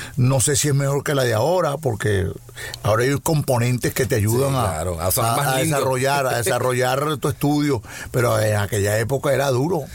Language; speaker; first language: Spanish; native; Spanish